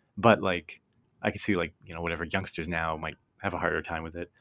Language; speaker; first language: English; native; English